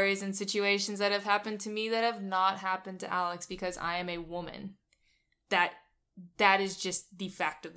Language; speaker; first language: English; native; English